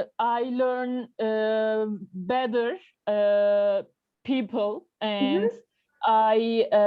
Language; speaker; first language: English; non-native, learner; Turkish